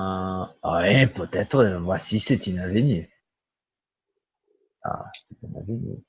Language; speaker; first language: French; non-native, fluent; Portuguese